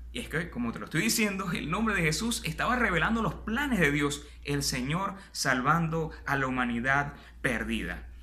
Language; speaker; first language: Spanish; native; Spanish